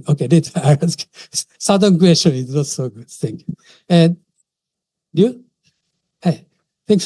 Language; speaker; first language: English; non-native, fluent; Japanese